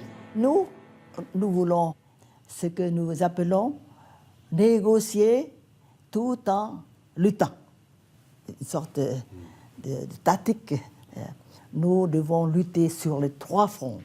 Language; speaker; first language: French; non-native, fluent; Vietnamese